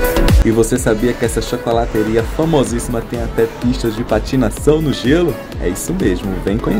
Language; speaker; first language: Portuguese; native; Portuguese